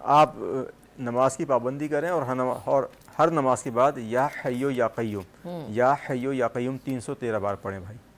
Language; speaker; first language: Urdu; native; Urdu